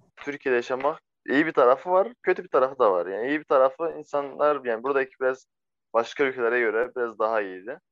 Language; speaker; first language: Turkish; non-native, fluent; Arabic